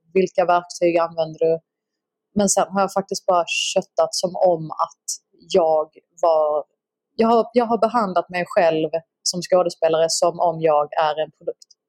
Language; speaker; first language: Swedish; native; Swedish